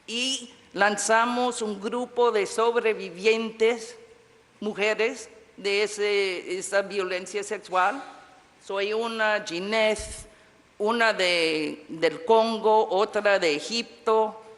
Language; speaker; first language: Spanish; non-native, fluent; English